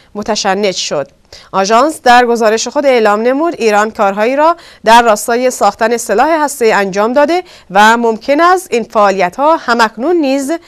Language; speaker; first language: Persian; non-native, local second language; Kurdish